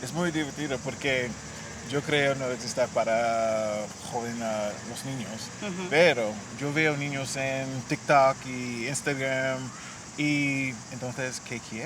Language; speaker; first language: Spanish; non-native, learner; English